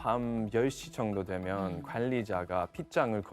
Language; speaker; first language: Korean; non-native, fluent; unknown